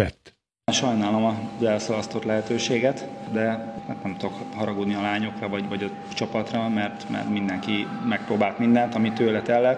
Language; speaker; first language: Hungarian; native; Hungarian